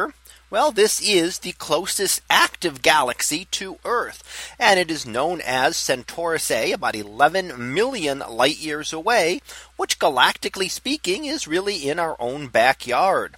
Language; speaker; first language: English; native; English